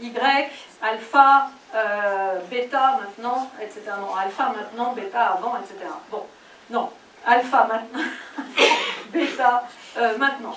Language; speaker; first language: French; native; French